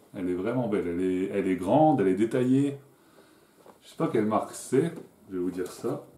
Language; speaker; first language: French; native; French